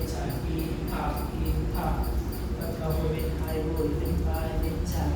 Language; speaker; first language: Vietnamese; non-native, learner; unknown